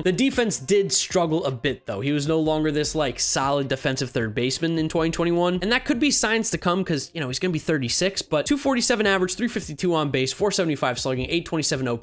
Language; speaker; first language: English; native; English